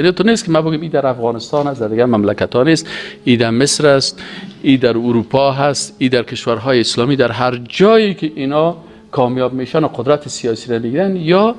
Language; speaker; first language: Persian; native; Persian